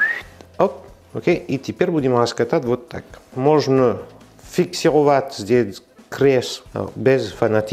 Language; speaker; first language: Russian; non-native, learner; French